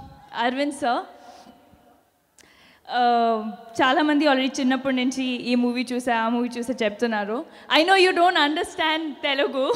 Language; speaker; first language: Telugu; non-native, fluent; Punjabi